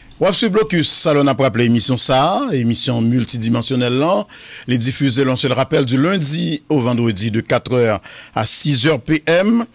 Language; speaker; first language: French; non-native, local second language; Haitian Creole